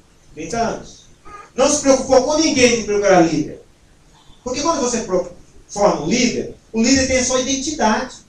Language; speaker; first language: Portuguese; native; Portuguese